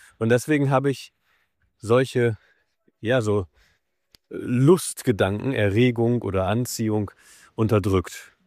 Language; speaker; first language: German; native; German